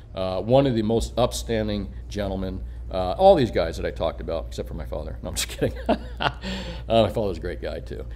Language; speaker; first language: English; native; English